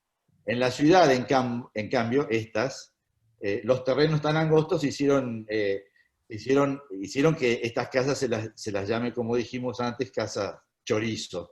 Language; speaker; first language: Spanish; native; Spanish